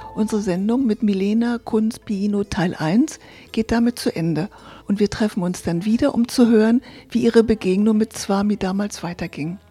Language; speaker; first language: German; native; German